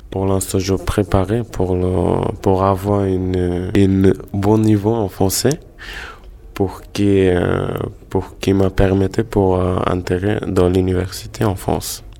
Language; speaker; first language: French; non-native, learner; Bangla